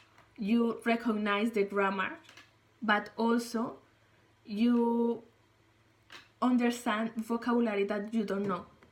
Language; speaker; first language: English; non-native, learner; Spanish